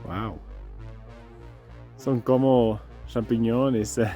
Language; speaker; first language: Spanish; non-native, learner; French